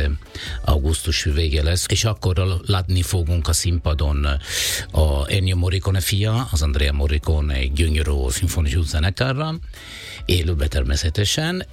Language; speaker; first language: Hungarian; non-native, learner; Italian